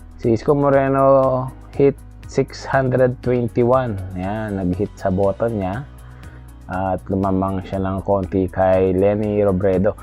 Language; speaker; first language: Filipino; non-native, local second language; Pampanga